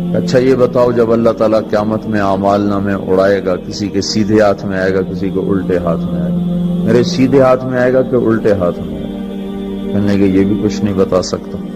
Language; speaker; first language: Urdu; non-native, local second language; Punjabi